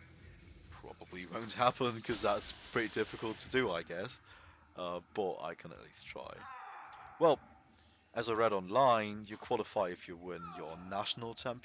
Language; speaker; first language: English; non-native, fluent; German